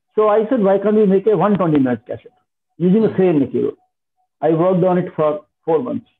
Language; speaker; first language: English; non-native, local second language; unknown